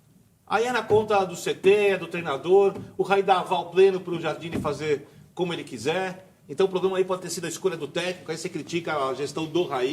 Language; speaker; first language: Portuguese; native; Portuguese